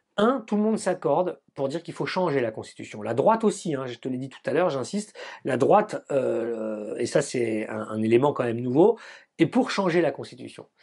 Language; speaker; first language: French; native; French